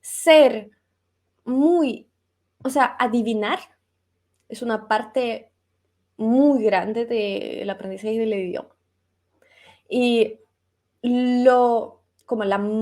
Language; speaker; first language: Spanish; non-native, fluent; Russian